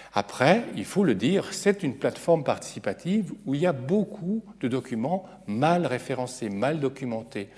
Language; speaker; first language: French; native; French